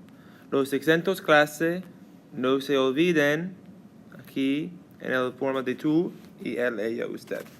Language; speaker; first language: Spanish; non-native, fluent; English